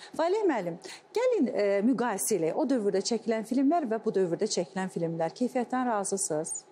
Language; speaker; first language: Azerbaijani; native; Azerbaijani